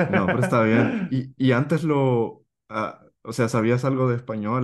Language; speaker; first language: Spanish; native; Spanish